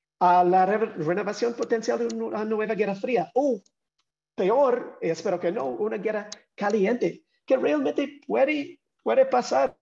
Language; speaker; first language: Spanish; non-native, fluent; English